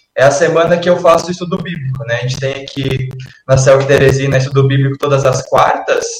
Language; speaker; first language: Portuguese; native; Portuguese